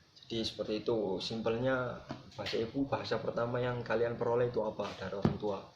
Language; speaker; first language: Indonesian; non-native, local second language; Javanese